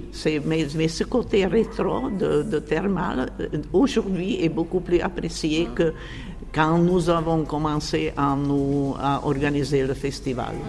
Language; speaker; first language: French; non-native, fluent; Czech